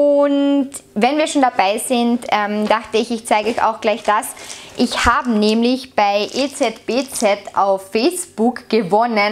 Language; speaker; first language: German; native; German